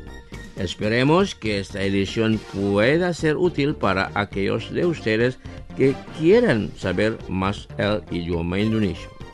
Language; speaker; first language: Spanish; non-native, fluent; Indonesian